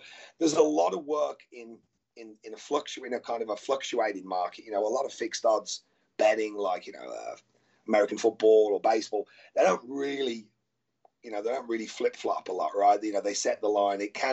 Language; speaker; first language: English; native; English